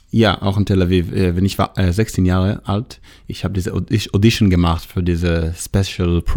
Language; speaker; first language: German; non-native, learner; Hebrew